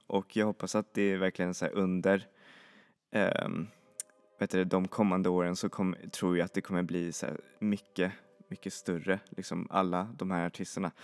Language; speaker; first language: Swedish; native; Swedish